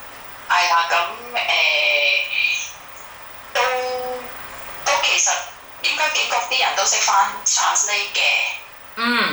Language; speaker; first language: Cantonese; native; Cantonese